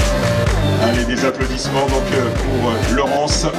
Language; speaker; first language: French; native; French